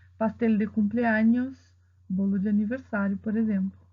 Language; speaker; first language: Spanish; non-native, fluent; Portuguese